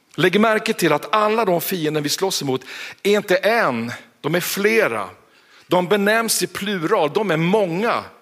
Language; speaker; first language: Swedish; native; Swedish